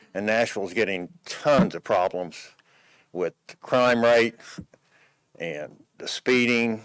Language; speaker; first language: English; native; English